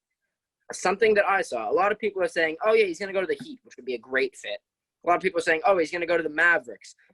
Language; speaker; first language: English; native; English